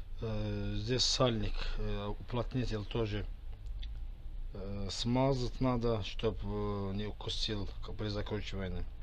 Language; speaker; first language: Russian; non-native, fluent; Azerbaijani